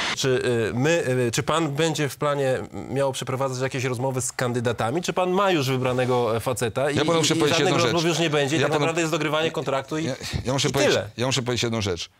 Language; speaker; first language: Polish; native; Polish